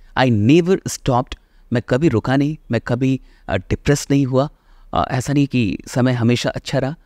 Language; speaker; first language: Hindi; native; Hindi